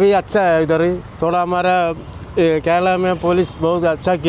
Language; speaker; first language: Hindi; non-native, local second language; Malayalam